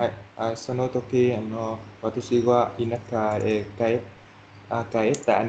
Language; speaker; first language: Japanese; non-native, learner; Vietnamese